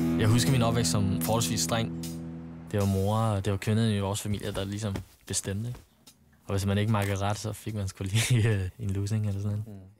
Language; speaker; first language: Danish; early bilingual, other home language; Vietnamese